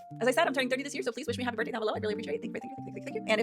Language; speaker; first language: English; native; English